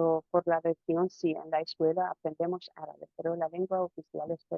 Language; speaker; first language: Spanish; non-native, fluent; Persian